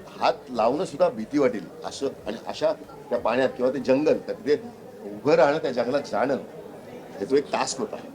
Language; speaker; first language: Marathi; native; Marathi